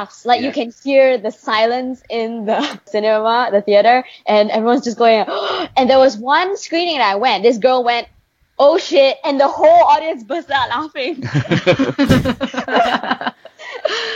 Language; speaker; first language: English; non-native, local second language; Chinese